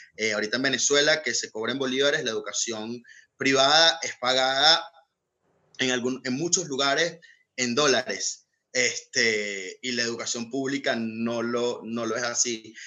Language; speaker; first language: Spanish; native; Spanish